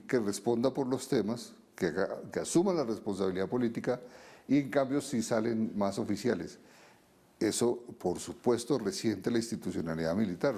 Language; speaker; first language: Spanish; native; Spanish